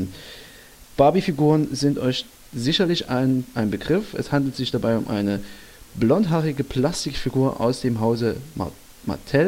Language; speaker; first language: German; native; German